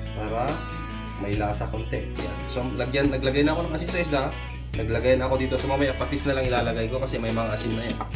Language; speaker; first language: Filipino; non-native, local second language; Iloko